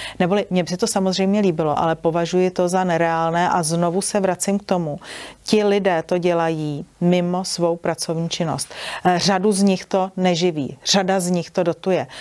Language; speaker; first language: Czech; native; Czech